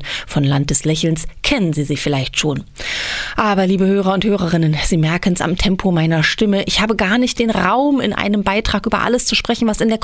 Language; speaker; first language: German; native; German